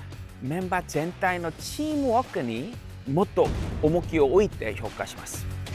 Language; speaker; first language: Japanese; non-native, fluent; Korean